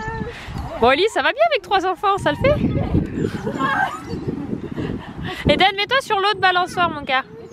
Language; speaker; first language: French; native; French